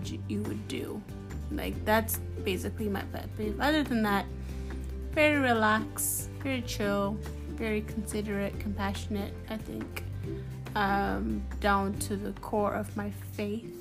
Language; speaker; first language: English; non-native, fluent; Amharic